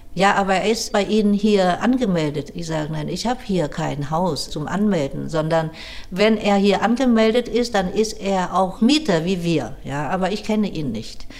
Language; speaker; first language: German; non-native, fluent; Vietnamese